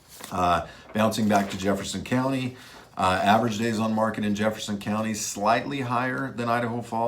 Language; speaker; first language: English; native; English